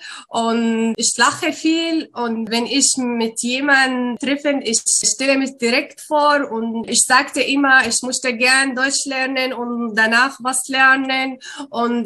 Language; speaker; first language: German; non-native, learner; Arabic